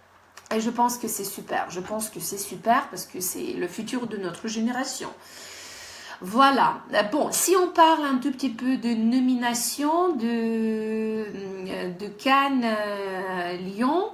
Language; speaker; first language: French; non-native, fluent; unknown